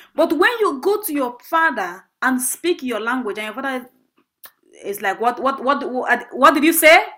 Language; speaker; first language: English; non-native, local second language; Igbo